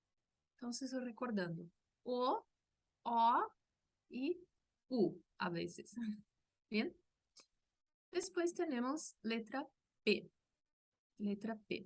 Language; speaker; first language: Spanish; non-native, fluent; Portuguese